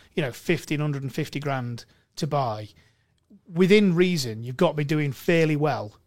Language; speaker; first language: English; native; English